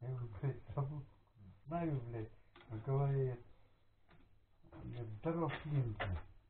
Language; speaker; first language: Russian; native; Russian